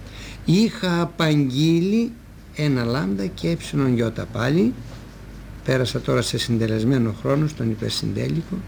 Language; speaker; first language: Greek; native; Greek